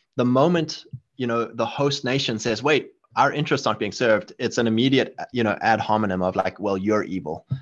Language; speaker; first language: English; native; English